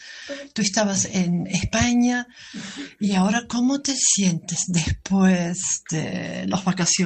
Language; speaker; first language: Spanish; non-native, fluent; German